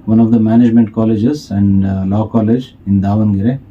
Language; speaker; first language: English; non-native, local second language; Kannada